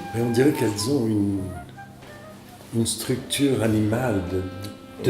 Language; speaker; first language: French; non-native, fluent; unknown